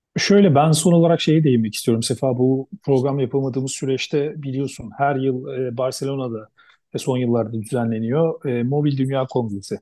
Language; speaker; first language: Turkish; native; Turkish